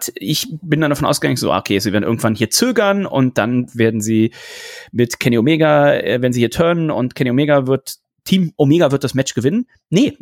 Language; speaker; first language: German; native; German